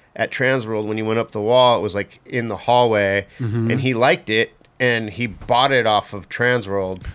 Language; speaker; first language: English; native; English